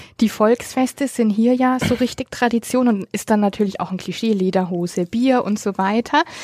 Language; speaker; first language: German; native; German